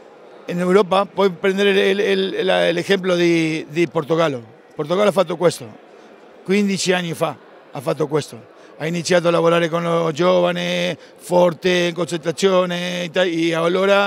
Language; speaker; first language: Italian; non-native, fluent; Spanish